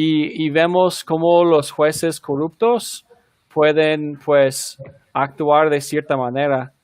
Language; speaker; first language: Spanish; early bilingual, heritage; Spanish